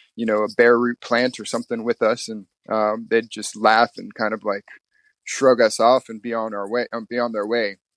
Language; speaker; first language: English; native; English